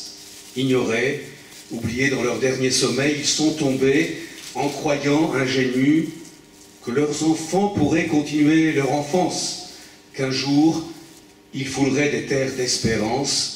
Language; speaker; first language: French; native; French